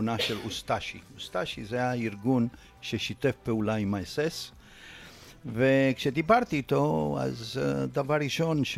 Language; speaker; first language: Hebrew; non-native, fluent; Romanian